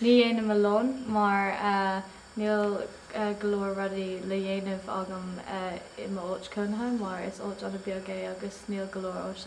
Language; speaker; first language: Irish; non-native, local second language; English